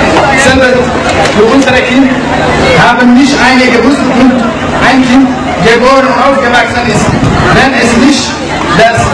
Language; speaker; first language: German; non-native, learner; Somali